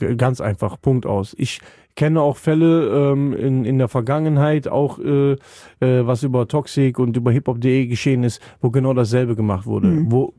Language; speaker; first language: German; native; German